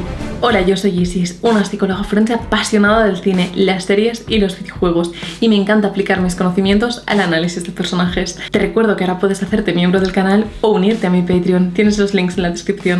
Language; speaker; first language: Spanish; native; Spanish